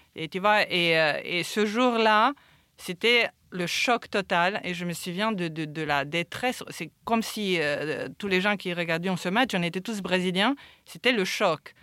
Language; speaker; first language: French; non-native, fluent; Romanian